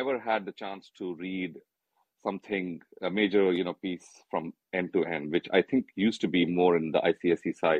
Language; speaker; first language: English; non-native, local second language; Hindi